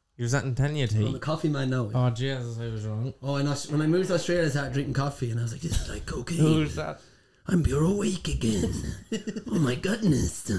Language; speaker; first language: English; native; English